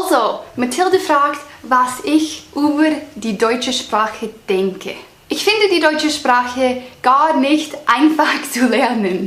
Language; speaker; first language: German; non-native, learner; English